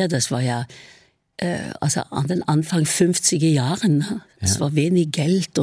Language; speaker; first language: German; non-native, fluent; Norwegian